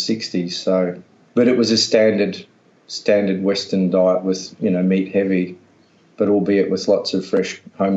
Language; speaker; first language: English; native; English